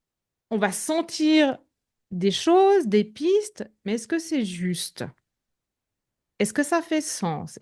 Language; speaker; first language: French; native; French